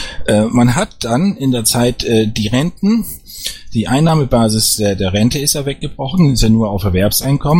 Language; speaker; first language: German; native; German